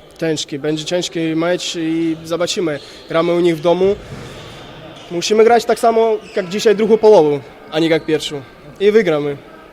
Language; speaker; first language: Polish; non-native, learner; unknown